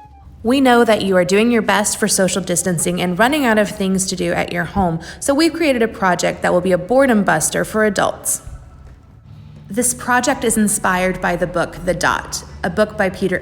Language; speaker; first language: English; native; English